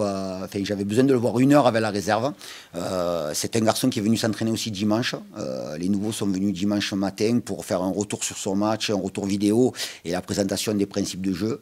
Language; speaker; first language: French; native; French